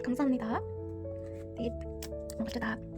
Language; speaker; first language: Korean; non-native, learner; Mongolian